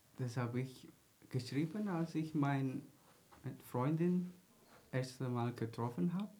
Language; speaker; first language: German; non-native, fluent; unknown